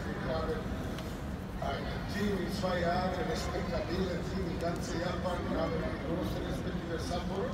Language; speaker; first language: German; non-native, fluent; Serbian